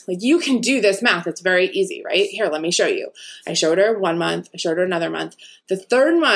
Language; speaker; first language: English; native; English